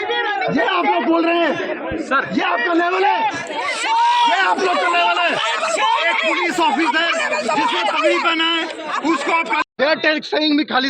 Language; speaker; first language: Hindi; non-native, local second language; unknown